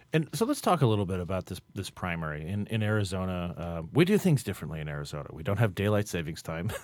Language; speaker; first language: English; native; English